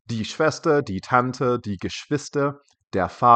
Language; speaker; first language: German; non-native, fluent; English